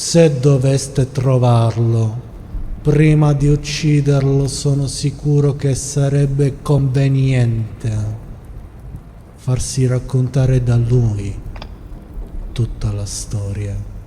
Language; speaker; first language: Italian; native; Italian